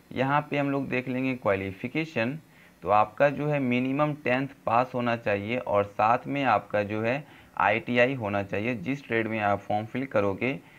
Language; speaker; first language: Hindi; native; Hindi